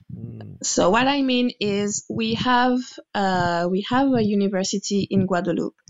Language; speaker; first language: English; non-native, fluent; French